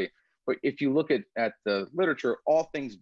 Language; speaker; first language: English; early bilingual, other home language; Persian